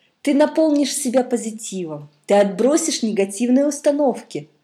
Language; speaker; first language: Russian; native; Russian